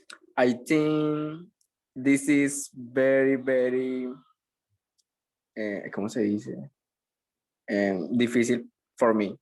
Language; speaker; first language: English; non-native, learner; Spanish